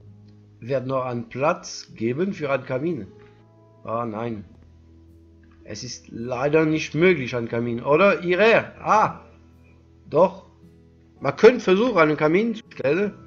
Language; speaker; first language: German; non-native, learner; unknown